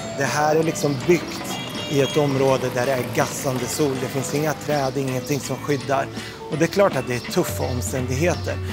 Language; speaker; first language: Swedish; early bilingual, other home language; Arabic